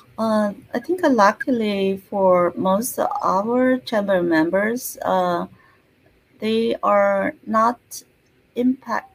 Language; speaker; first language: English; non-native, fluent; Chinese